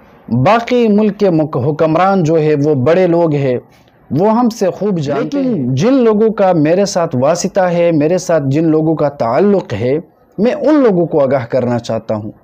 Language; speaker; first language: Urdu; non-native, local second language; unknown